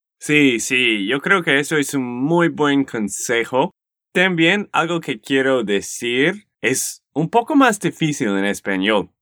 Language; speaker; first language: Spanish; non-native, learner; English